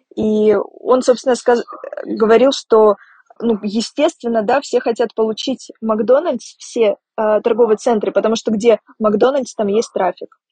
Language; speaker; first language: Russian; native; Russian